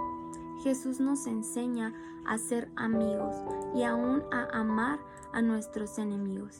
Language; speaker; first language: Spanish; native; Spanish